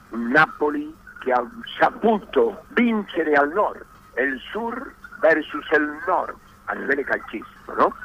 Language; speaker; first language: Italian; non-native, learner; Spanish